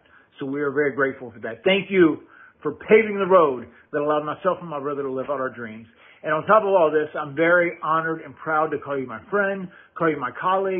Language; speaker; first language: English; native; English